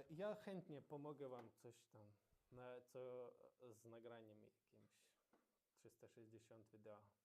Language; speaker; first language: Polish; non-native, learner; Ukrainian